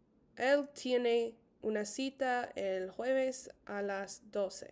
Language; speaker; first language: Spanish; non-native, fluent; English